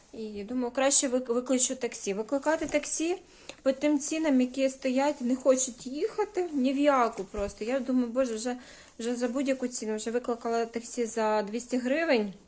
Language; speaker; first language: Ukrainian; non-native, local second language; Russian